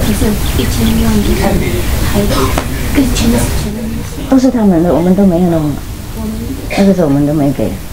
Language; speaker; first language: Chinese; non-native, fluent; Vietnamese